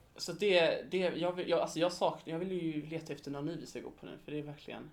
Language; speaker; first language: Swedish; native; Swedish